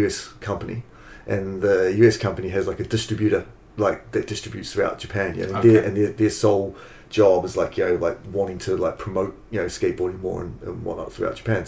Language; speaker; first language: English; native; English